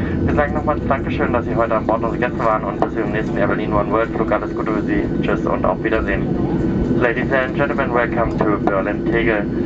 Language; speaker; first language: German; native; German